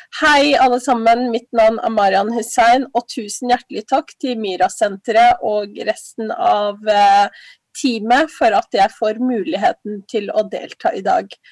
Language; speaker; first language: Norwegian; early bilingual, other home language; Somali